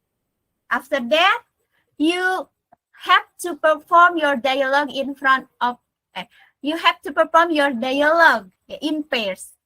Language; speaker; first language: English; non-native, learner; Indonesian